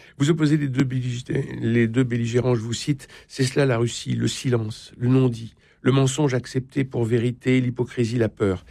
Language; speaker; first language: French; native; French